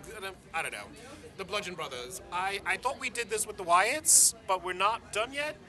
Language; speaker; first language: English; native; English